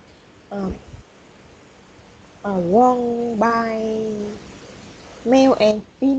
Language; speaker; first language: English; non-native, learner; Vietnamese